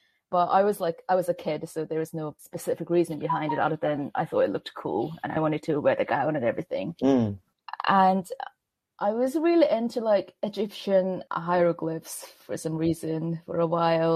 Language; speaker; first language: English; non-native, fluent; Korean